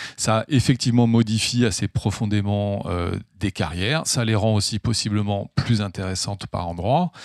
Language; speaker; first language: French; native; French